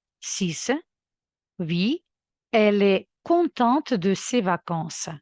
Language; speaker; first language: French; non-native, fluent; Ukrainian